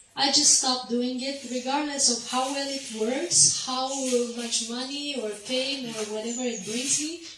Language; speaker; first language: English; non-native, fluent; Romanian